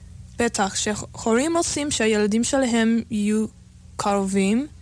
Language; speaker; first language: Hebrew; non-native, learner; English